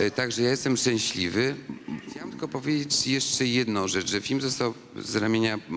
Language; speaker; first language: Polish; native; Polish